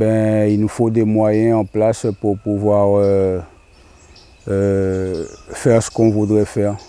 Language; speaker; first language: French; non-native, local second language; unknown